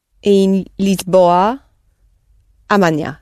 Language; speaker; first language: Portuguese; non-native, learner; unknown